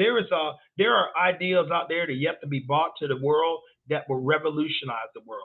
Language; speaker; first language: English; native; English